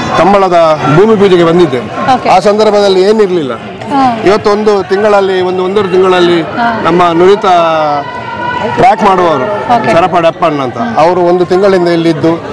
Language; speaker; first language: Kannada; non-native, local second language; Tulu